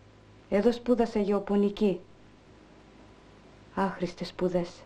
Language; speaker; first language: Greek; early bilingual, heritage; Greek